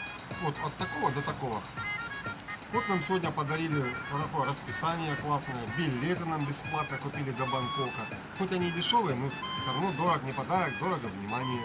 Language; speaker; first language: Russian; native; Russian